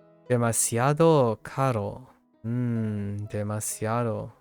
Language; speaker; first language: Spanish; non-native, learner; English